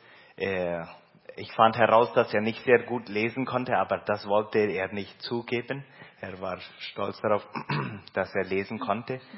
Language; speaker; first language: German; early bilingual, heritage; Plautdietsch